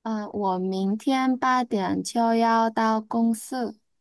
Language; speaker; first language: Chinese; non-native, learner; Vietnamese